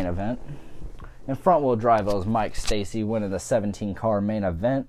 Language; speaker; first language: English; native; English